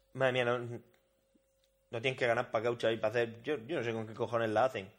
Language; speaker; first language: Spanish; native; Spanish